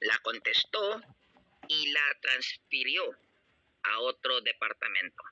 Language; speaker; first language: Spanish; non-native, learner; Filipino